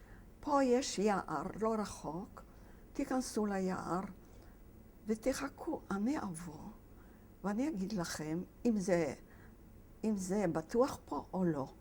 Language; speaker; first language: Hebrew; non-native, fluent; Polish